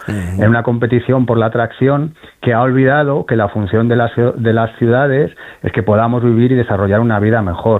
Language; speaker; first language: Spanish; native; Spanish